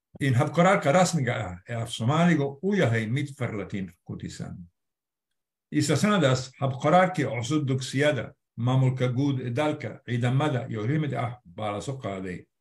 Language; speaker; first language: Somali; non-native, fluent; Italian